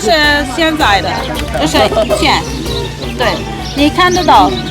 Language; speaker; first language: Chinese; non-native, learner; Persian